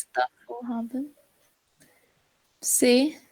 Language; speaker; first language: German; non-native, learner; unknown